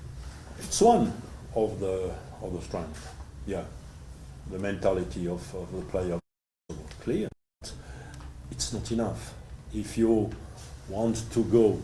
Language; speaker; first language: English; non-native, learner; French